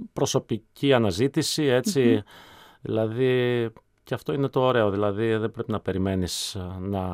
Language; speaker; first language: Greek; early bilingual, other home language; Czech